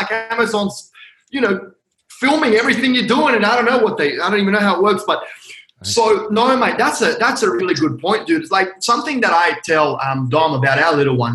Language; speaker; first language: English; native; English